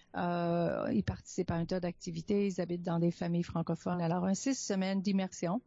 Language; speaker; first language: French; native; French